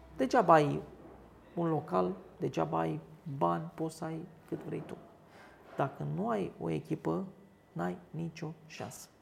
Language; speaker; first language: Romanian; early bilingual, other home language; Turkish